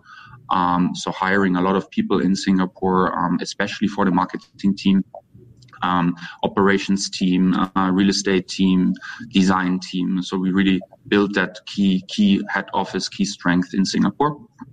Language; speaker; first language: English; non-native, fluent; German